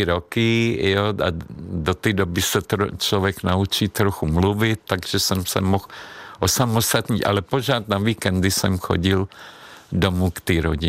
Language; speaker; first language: Czech; non-native, fluent; Hungarian